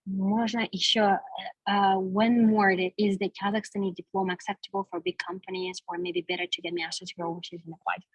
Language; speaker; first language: English; non-native, fluent; Kazakh